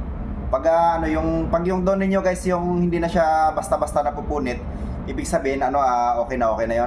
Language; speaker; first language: Filipino; native; Filipino